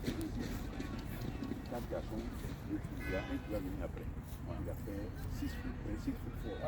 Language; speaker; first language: French; non-native, local second language; Baoulé